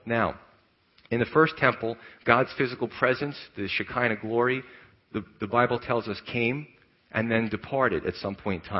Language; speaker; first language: English; native; English